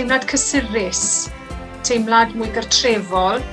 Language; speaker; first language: Welsh; native; Welsh